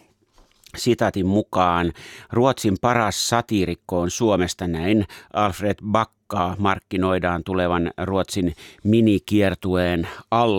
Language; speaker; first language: Finnish; native; Finnish